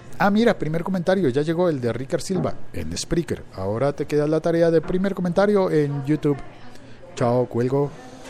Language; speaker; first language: Spanish; native; Spanish